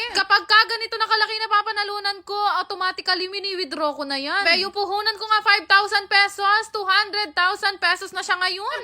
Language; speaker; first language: Filipino; native; Filipino